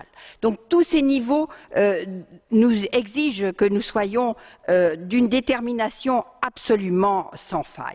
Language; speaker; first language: French; native; French